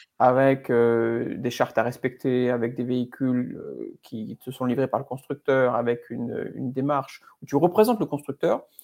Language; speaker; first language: French; native; French